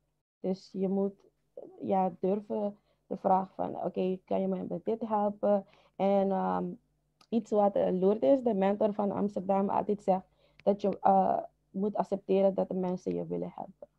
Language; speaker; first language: Dutch; non-native, local second language; Papiamento